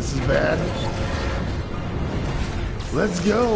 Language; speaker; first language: English; native; English